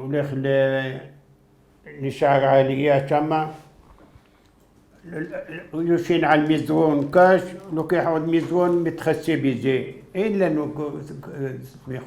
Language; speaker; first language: Hebrew; non-native, fluent; Arabic